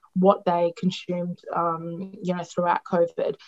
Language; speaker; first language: English; non-native, local second language; Greek